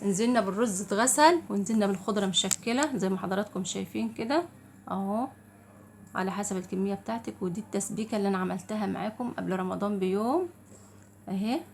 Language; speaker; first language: Arabic; native; Arabic